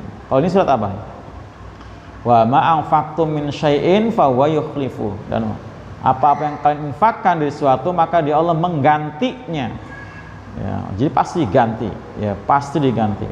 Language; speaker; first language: Indonesian; native; Indonesian